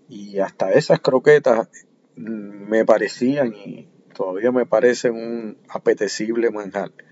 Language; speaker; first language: Spanish; native; Spanish